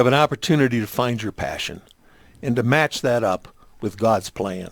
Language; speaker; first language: English; native; English